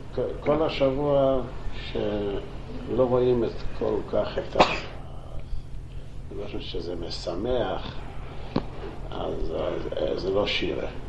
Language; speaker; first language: Hebrew; non-native, local second language; Yiddish